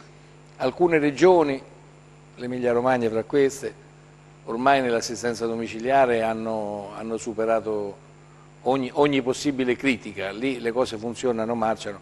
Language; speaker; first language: Italian; native; Italian